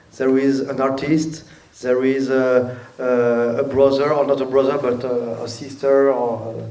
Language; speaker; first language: English; non-native, learner; French